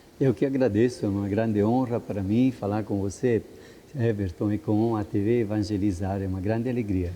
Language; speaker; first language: Portuguese; non-native, fluent; Italian